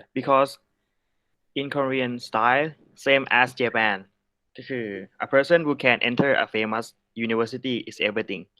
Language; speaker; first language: English; non-native, learner; Thai